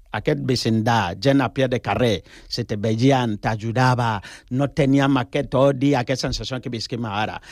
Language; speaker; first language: Catalan; non-native, learner; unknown